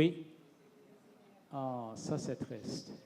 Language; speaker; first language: French; non-native, local second language; English